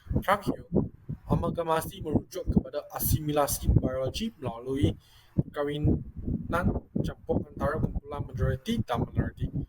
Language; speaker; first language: Malay; non-native, local second language; Chinese